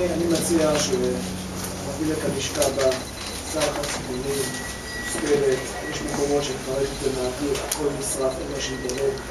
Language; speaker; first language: Hebrew; non-native, local second language; Arabic